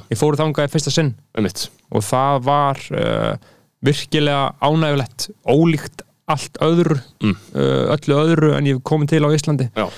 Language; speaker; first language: Icelandic; non-native, fluent; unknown